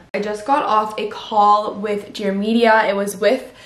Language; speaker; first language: English; native; English